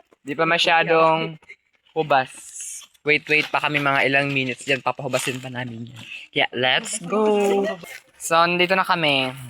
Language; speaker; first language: Filipino; non-native, local second language; Cebuano